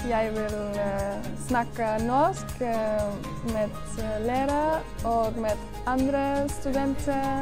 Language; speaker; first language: Norwegian; non-native, learner; German